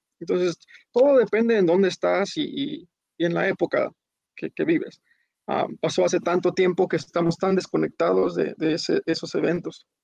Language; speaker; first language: Spanish; early bilingual, heritage; Spanish